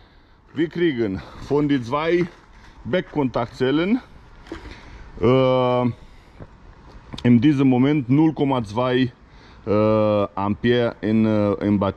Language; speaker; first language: German; non-native, fluent; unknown